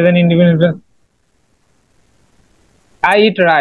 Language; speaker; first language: English; non-native, learner; Bangla